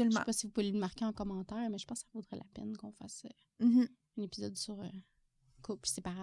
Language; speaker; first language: French; native; French